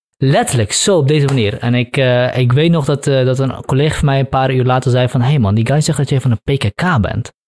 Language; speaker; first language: Dutch; early bilingual, other home language; Kurdish